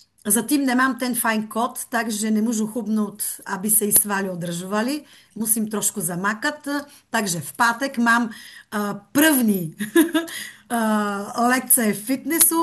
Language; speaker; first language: Czech; non-native, fluent; Bulgarian